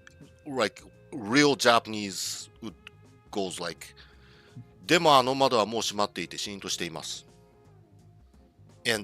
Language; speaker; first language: Japanese; non-native, learner; English